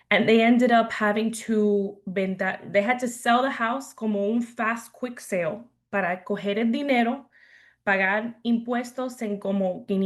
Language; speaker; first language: Spanish; early bilingual, heritage; English